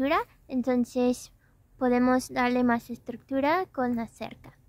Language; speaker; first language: Spanish; non-native, fluent; English